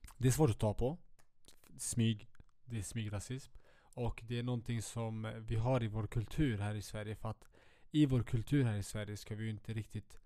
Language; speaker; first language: Swedish; early bilingual, other home language; Kurdish